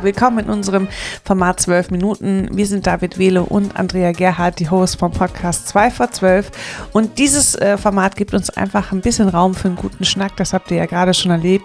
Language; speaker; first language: German; native; German